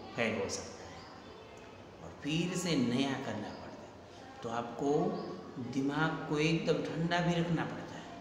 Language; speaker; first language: Hindi; non-native, local second language; Gujarati